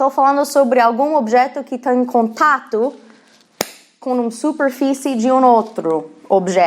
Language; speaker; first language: Portuguese; non-native, fluent; English